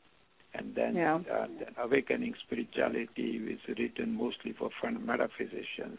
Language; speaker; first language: English; non-native, local second language; Gujarati